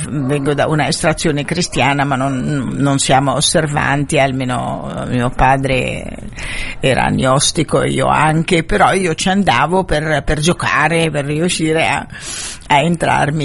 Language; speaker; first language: Italian; non-native, fluent; Arabic